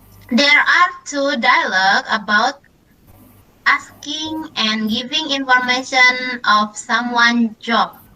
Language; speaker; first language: English; non-native, learner; Indonesian